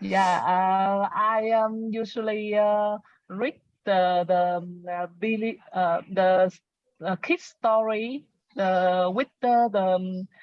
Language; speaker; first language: English; non-native, learner; Vietnamese